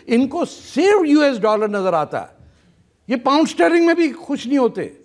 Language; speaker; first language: Urdu; native; Urdu